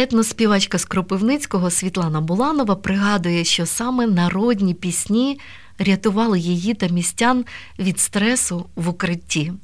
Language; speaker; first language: Ukrainian; native; Ukrainian